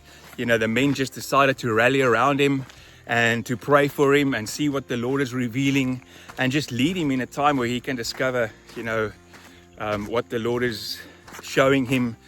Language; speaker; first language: English; non-native, local second language; Afrikaans